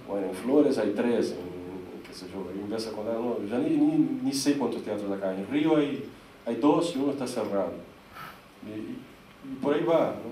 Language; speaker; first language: Spanish; non-native, fluent; Portuguese